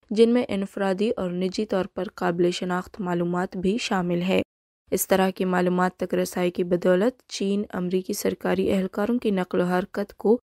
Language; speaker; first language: Urdu; non-native, local second language; Baluchi